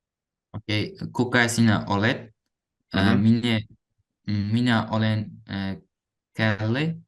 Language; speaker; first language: Finnish; non-native, learner; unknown